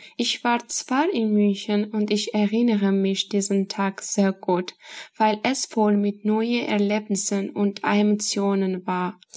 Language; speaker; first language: German; non-native, learner; Georgian